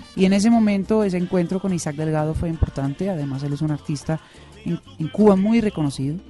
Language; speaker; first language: Spanish; non-native, fluent; Dutch